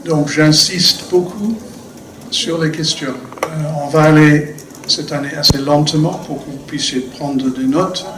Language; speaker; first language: French; non-native, fluent; English